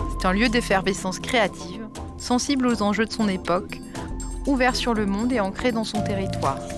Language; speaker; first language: French; native; French